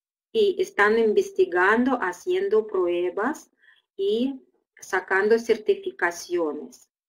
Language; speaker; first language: Spanish; non-native, fluent; Russian